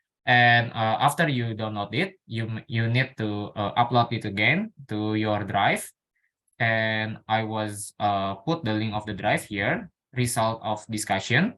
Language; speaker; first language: English; non-native, learner; Indonesian